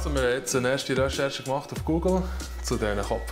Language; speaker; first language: German; native; German